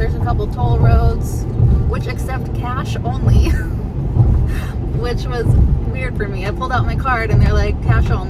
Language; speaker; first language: English; native; English